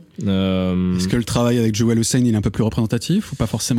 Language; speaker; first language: French; native; French